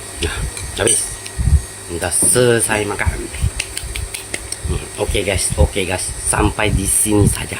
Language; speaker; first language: Indonesian; non-native, local second language; Hakka Chinese